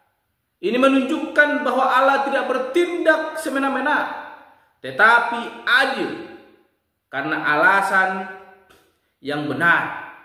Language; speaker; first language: Indonesian; native; Indonesian